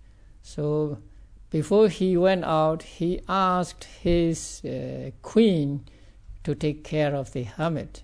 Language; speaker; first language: English; non-native, fluent; Burmese